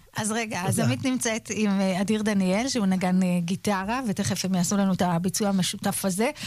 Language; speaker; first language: Hebrew; native; Hebrew